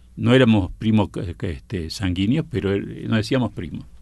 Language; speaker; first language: Spanish; native; Spanish